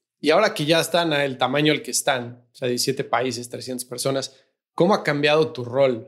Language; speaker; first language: Spanish; native; Spanish